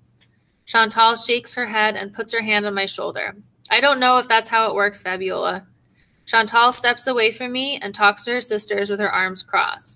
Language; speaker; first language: English; native; English